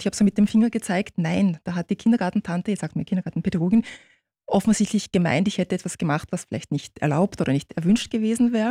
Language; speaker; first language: German; early bilingual, other home language; Turkish